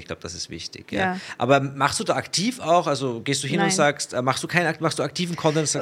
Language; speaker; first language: German; native; German